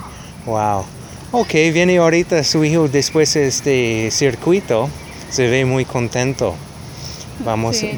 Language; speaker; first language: Spanish; non-native, learner; English